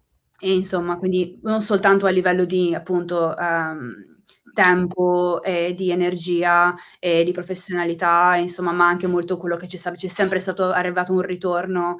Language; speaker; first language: Italian; native; Italian